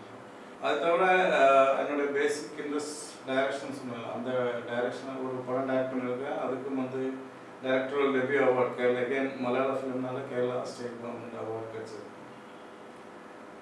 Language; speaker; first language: Tamil; non-native, local second language; Malayalam